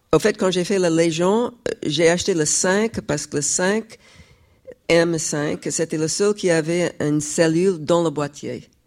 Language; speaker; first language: French; non-native, fluent; English